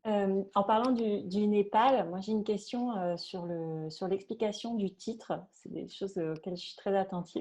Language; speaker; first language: French; native; French